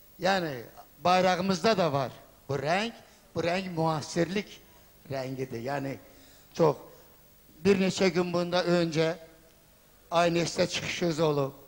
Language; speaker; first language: Azerbaijani; non-native, local second language; Avaric